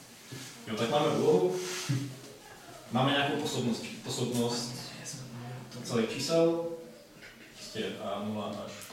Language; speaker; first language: Czech; native; Czech